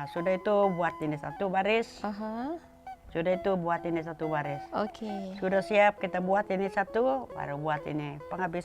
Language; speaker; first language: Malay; non-native, local second language; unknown